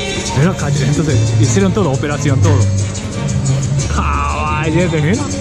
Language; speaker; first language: Spanish; non-native, learner; Japanese